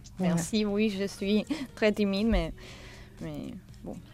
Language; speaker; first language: French; non-native, learner; Spanish